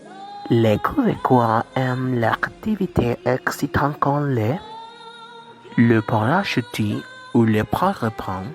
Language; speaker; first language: French; non-native, learner; Spanish